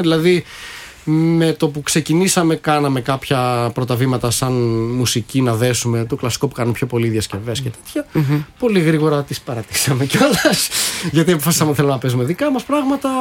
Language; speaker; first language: Greek; native; Greek